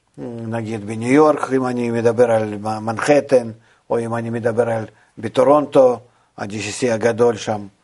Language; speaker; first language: Hebrew; non-native, fluent; Russian